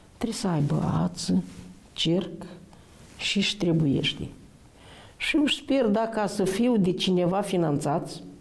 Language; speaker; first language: Romanian; non-native, local second language; Romany